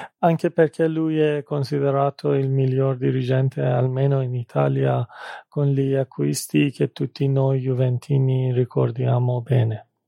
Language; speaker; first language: Italian; non-native, fluent; Persian